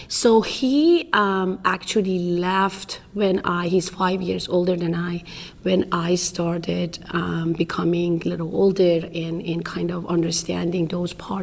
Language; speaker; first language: English; non-native, fluent; Persian